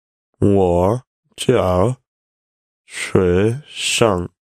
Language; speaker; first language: Chinese; non-native, learner; English